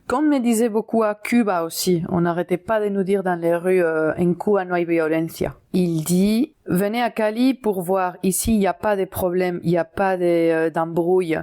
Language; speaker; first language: French; non-native, fluent; Spanish